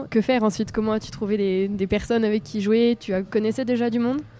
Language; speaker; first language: French; native; French